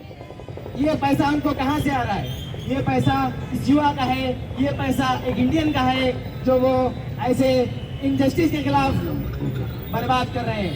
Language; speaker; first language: Hindi; non-native, local second language; Kannada